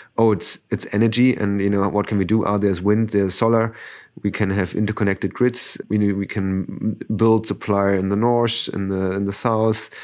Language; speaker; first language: English; non-native, fluent; German